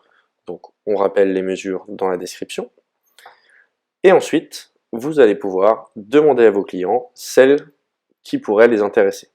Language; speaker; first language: French; native; French